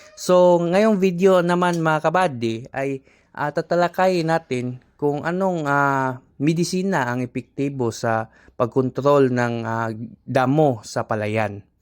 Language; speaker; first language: Filipino; non-native, local second language; Cebuano